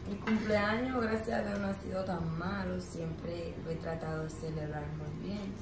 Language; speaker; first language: Spanish; native; Spanish